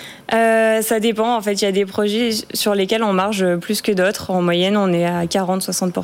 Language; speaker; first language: French; native; French